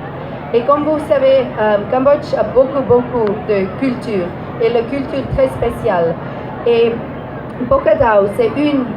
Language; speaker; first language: French; non-native, learner; English